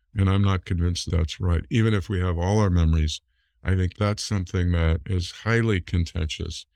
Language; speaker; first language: English; native; English